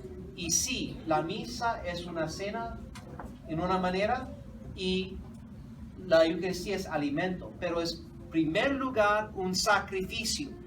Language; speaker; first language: Spanish; non-native, fluent; English